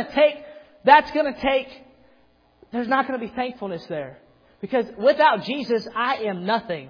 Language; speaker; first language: English; native; English